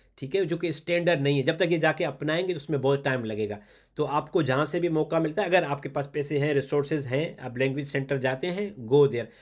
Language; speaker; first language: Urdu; non-native, local second language; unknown